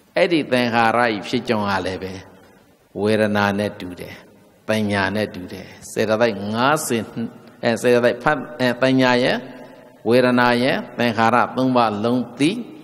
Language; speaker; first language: Burmese; native; Burmese